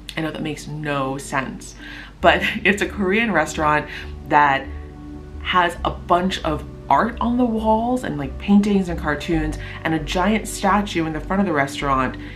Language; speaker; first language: English; native; English